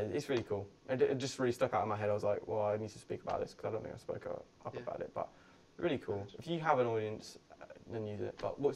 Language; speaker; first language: English; native; English